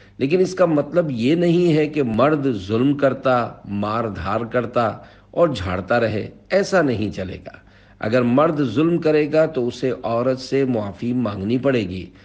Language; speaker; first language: Urdu; native; Urdu